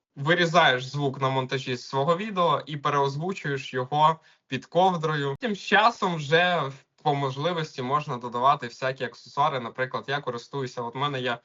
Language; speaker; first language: Ukrainian; non-native, local second language; Russian